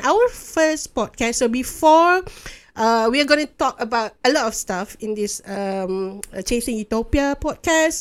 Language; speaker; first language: English; non-native, local second language; Malay